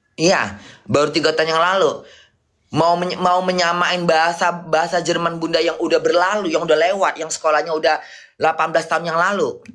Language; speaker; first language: Indonesian; native; Indonesian